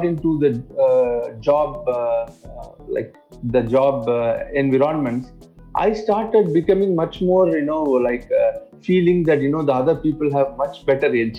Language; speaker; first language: English; non-native, local second language; Tamil